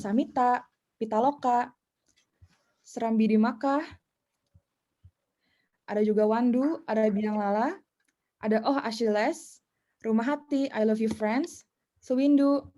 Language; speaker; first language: Indonesian; native; Indonesian